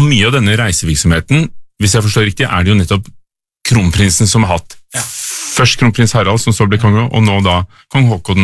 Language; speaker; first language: Norwegian; native; Norwegian